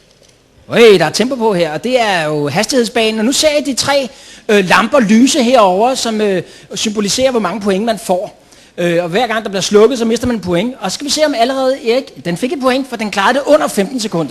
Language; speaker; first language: Danish; native; Danish